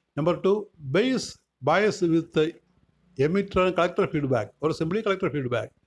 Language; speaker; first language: English; non-native, local second language; Malayalam